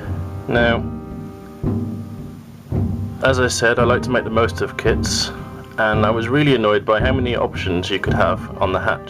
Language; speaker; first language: English; native; English